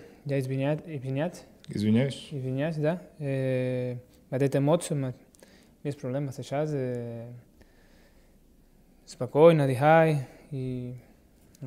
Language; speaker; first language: Russian; non-native, learner; Portuguese